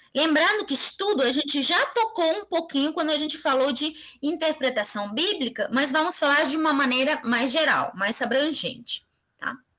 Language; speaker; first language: Portuguese; non-native, fluent; Spanish